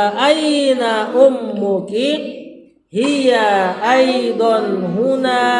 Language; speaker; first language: Arabic; non-native, fluent; Indonesian